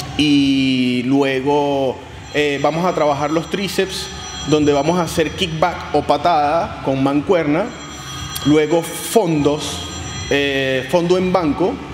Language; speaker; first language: Spanish; native; Spanish